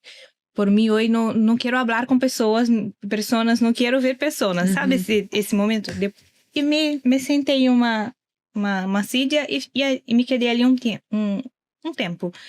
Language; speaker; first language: Spanish; non-native, learner; Portuguese